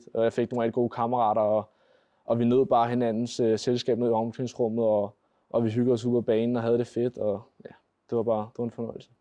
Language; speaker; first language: Danish; native; Danish